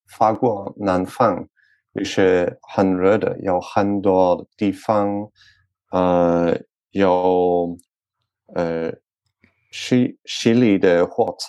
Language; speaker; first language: Chinese; non-native, learner; French